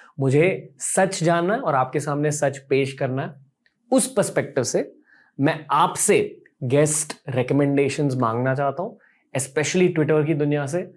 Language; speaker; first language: Hindi; native; Hindi